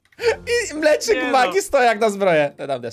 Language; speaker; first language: Polish; native; Polish